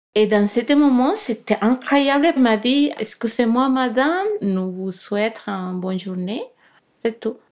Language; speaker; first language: French; non-native, learner; Spanish